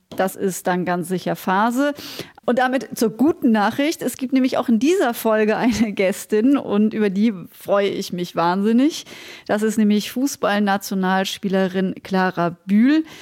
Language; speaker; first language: German; native; German